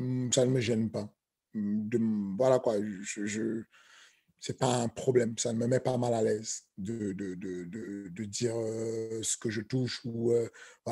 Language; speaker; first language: French; native; French